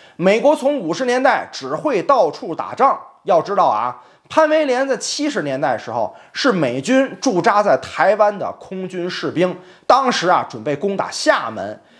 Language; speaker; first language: Chinese; native; Chinese